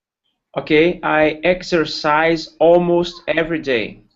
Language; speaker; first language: English; non-native, learner; Portuguese